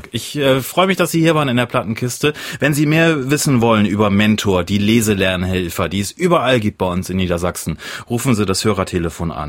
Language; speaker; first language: German; native; German